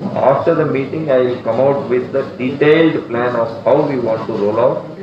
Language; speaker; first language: English; non-native, local second language; Kannada